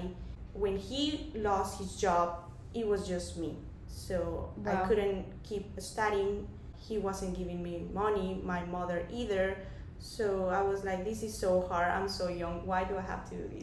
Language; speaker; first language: English; non-native, fluent; Spanish